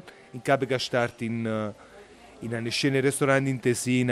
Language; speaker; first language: German; non-native, learner; Italian